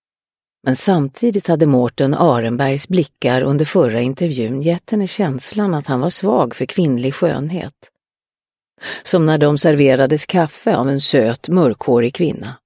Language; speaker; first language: Swedish; native; Swedish